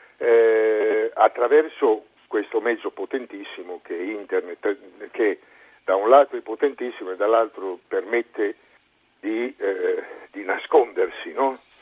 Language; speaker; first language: Italian; early bilingual, heritage; Italian